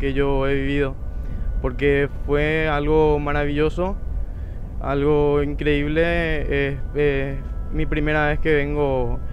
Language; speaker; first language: Spanish; native; Spanish